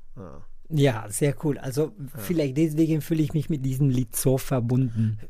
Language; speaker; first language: German; non-native, fluent; Spanish